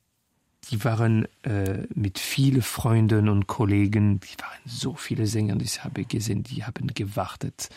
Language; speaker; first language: German; non-native, fluent; French